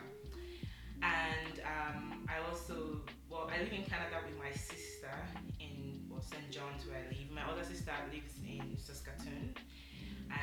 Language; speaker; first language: English; non-native, local second language; Yoruba